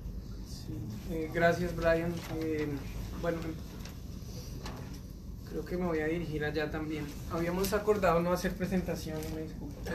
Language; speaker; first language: Spanish; native; Spanish